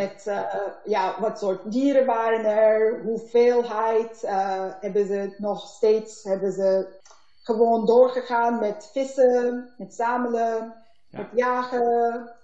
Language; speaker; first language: Dutch; non-native, learner; Turkish